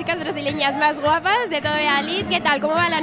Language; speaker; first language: Spanish; native; Spanish